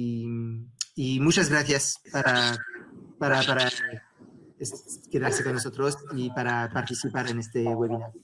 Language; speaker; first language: Spanish; non-native, fluent; French